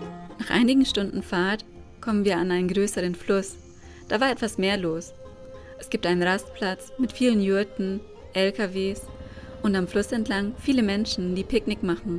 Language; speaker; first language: German; native; German